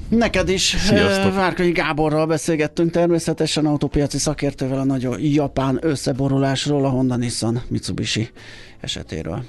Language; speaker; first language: Hungarian; native; Hungarian